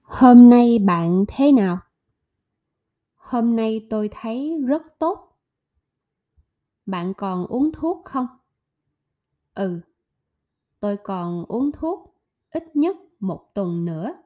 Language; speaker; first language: Vietnamese; non-native, learner; German